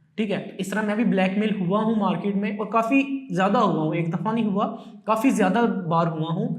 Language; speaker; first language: Urdu; non-native, local second language; Punjabi